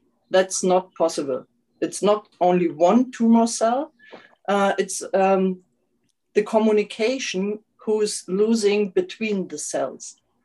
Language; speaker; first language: English; non-native, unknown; German